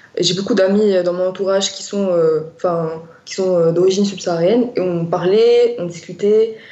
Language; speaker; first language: French; non-native, local second language; Arabic